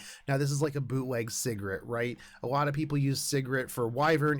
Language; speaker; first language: English; native; English